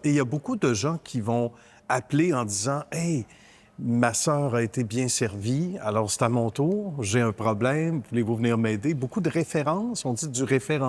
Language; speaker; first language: French; native; French